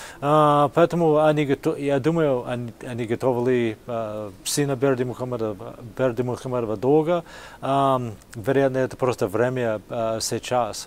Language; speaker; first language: Russian; non-native, fluent; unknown